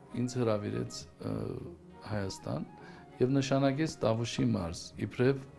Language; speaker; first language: Armenian; early bilingual, heritage; Armenian